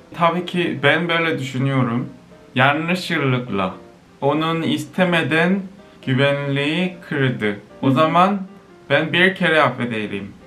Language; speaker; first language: Turkish; non-native, fluent; Korean